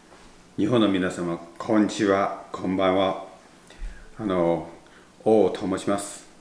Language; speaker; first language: Japanese; non-native, learner; Chinese